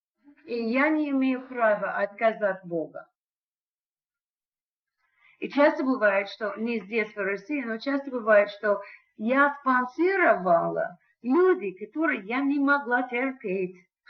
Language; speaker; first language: Russian; non-native, learner; English